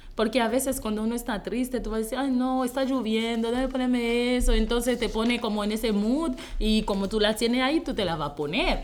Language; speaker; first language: Spanish; non-native, fluent; Haitian Creole